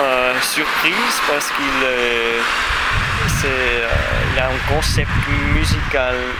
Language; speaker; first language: French; non-native, learner; German